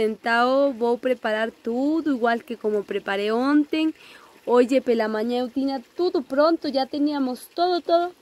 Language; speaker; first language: Portuguese; non-native, fluent; Spanish